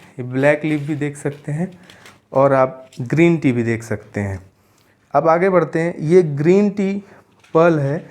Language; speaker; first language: Hindi; native; Hindi